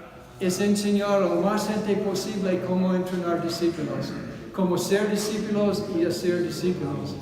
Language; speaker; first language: Spanish; non-native, fluent; English